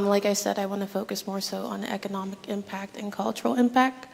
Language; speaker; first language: English; native; English